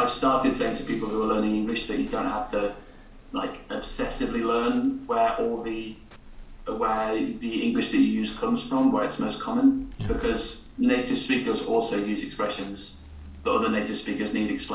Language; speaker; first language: English; native; English